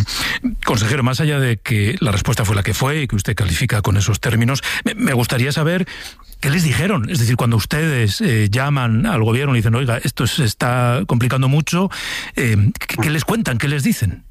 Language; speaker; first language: Spanish; native; Spanish